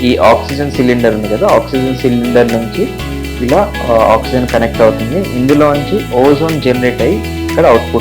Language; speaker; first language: Telugu; native; Telugu